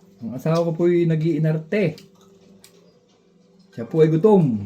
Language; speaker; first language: Filipino; native; Filipino